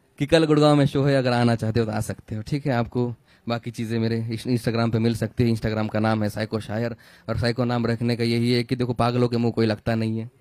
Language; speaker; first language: Hindi; non-native, local second language; Marathi